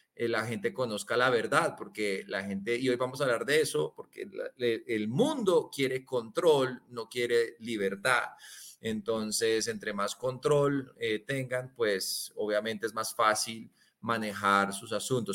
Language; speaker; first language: Spanish; native; Spanish